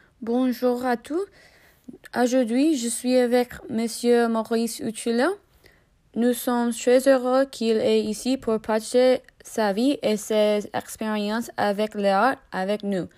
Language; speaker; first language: French; non-native, learner; English